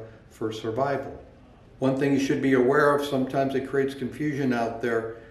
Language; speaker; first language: English; native; English